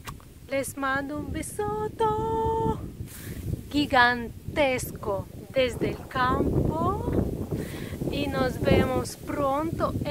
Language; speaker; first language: Spanish; non-native, learner; Russian